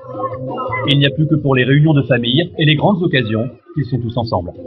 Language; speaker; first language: French; native; French